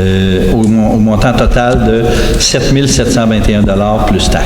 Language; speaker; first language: French; native; French